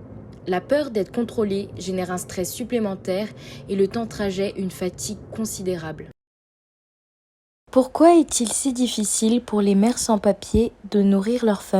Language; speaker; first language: French; native; French